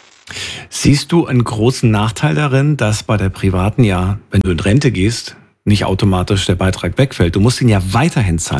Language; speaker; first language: German; native; German